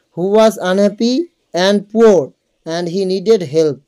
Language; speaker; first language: English; non-native, local second language; Bangla